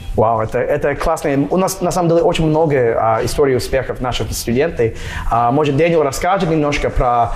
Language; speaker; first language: Russian; non-native, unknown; English